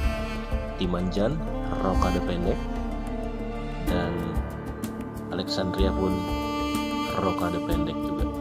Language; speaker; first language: Indonesian; native; Indonesian